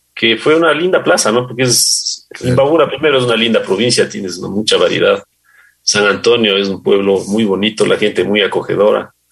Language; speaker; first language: Spanish; native; Spanish